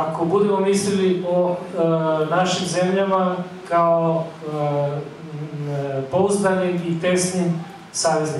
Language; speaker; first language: Bosnian; native; Bosnian